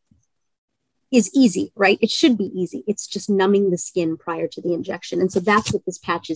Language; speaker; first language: English; native; English